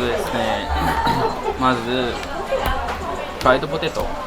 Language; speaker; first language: Japanese; non-native, fluent; Sinhala